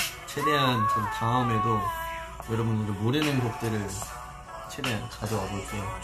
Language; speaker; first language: Korean; early bilingual, heritage; Korean